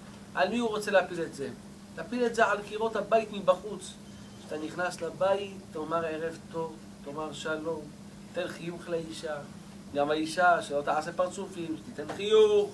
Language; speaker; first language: Hebrew; native; Hebrew